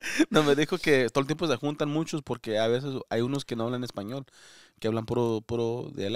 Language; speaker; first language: Spanish; early bilingual, other home language; English